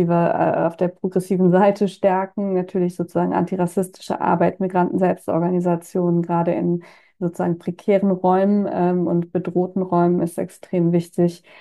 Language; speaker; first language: German; native; German